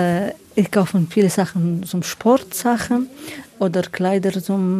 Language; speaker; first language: German; non-native, learner; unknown